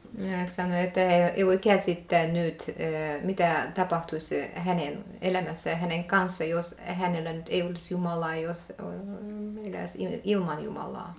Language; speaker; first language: Finnish; non-native, fluent; Russian